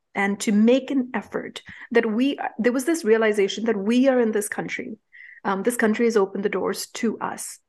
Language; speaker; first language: English; non-native, local second language; Punjabi